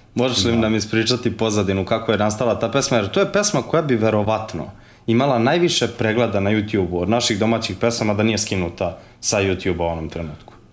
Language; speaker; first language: Serbian; native; Serbian